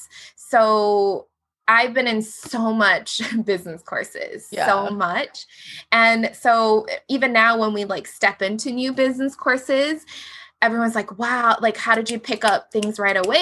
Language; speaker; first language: English; native; English